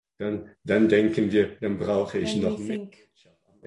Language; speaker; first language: German; non-native, fluent; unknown